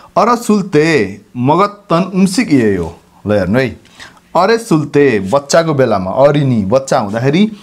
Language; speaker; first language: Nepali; non-native, local second language; Gurung